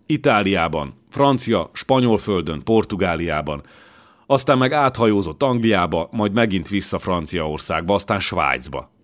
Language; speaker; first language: Hungarian; native; Hungarian